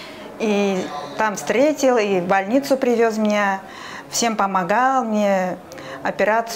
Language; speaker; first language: Russian; non-native, local second language; Kazakh